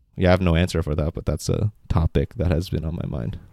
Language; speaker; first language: English; native; English